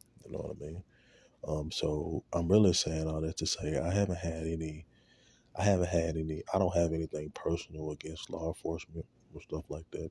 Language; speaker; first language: English; native; English